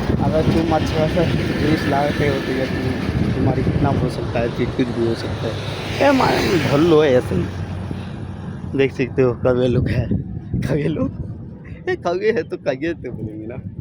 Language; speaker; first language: Hindi; non-native, local second language; Bangla